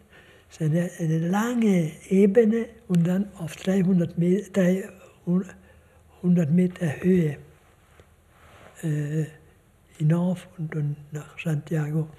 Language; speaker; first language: German; non-native, fluent; Hungarian